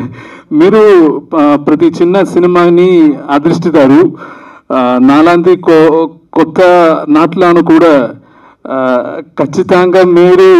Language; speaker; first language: Telugu; non-native, learner; Malayalam